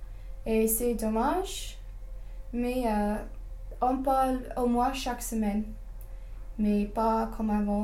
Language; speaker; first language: French; non-native, fluent; English